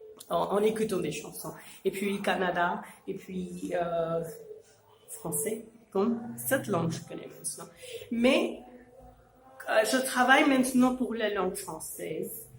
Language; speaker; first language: French; non-native, fluent; Urdu